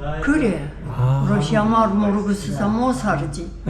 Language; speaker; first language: Korean; early bilingual, heritage; Korean